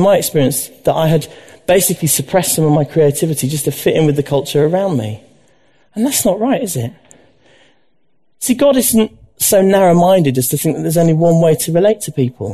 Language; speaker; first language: English; native; English